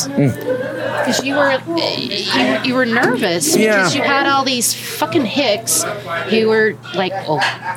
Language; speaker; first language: English; native; English